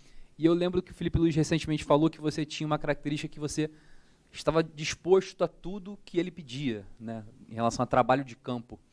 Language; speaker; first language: Portuguese; native; Portuguese